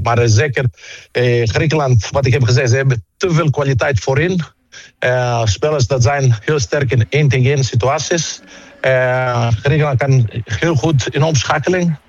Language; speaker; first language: Dutch; non-native, fluent; Greek